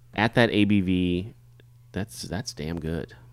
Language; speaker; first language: English; native; English